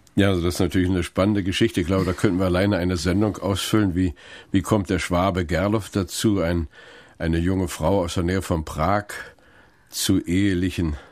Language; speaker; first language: German; native; German